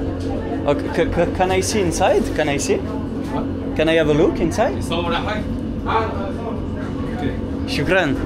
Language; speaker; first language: English; non-native, learner; French